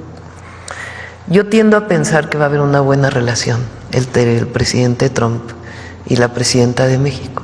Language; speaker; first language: Spanish; native; Spanish